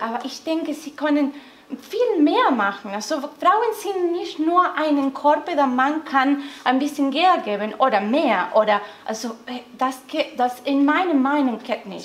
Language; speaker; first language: German; non-native, learner; Spanish